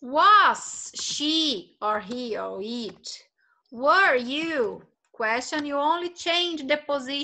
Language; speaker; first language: English; non-native, fluent; Portuguese